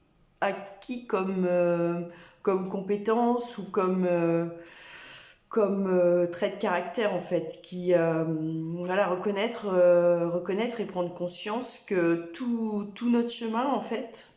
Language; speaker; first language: French; native; French